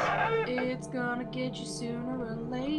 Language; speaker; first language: English; native; English